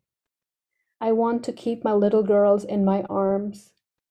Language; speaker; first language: English; non-native, local second language; Nepali